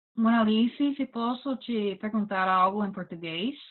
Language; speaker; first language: Portuguese; non-native, fluent; English